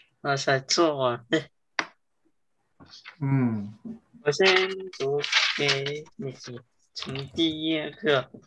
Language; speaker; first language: Chinese; early bilingual, heritage; English